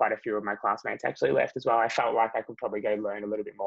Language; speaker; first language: English; native; English